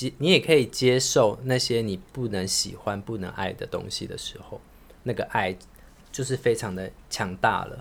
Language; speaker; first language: Chinese; native; Chinese